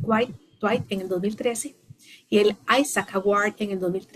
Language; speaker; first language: Spanish; native; Spanish